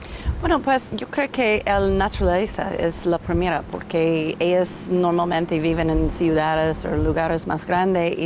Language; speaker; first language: Spanish; non-native, learner; English